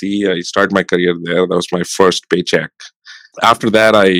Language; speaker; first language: English; non-native, local second language; Hindi